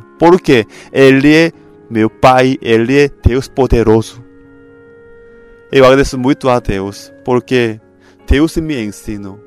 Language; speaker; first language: Portuguese; non-native, fluent; Korean